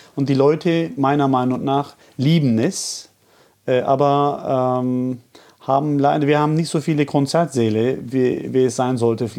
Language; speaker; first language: German; non-native, fluent; Turkish